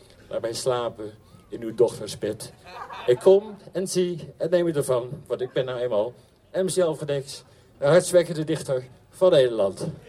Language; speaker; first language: Dutch; native; Dutch